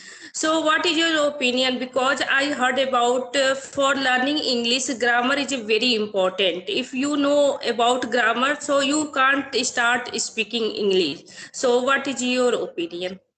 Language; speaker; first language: English; non-native, learner; Hindi